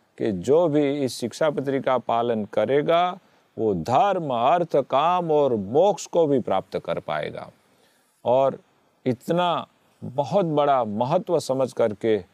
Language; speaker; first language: Hindi; non-native, local second language; Gujarati